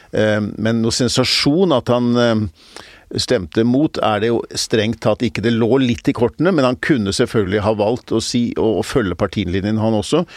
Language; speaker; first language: Norwegian; native; Norwegian